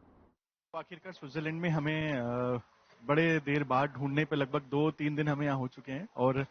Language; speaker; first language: Hindi; native; Hindi